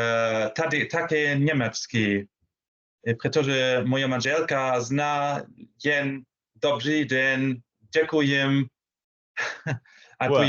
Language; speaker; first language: Czech; non-native, learner; German